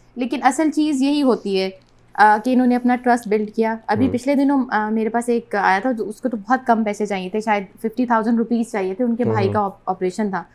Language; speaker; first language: Urdu; native; Urdu